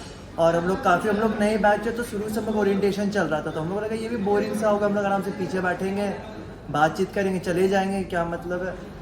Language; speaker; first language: Hindi; native; Hindi